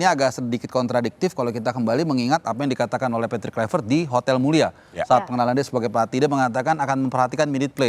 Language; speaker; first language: Indonesian; native; Indonesian